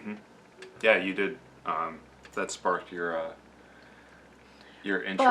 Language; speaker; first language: English; native; English